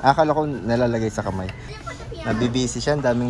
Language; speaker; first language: Filipino; native; Filipino